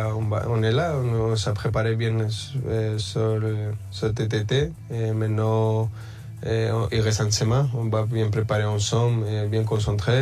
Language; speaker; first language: French; early bilingual, other home language; Spanish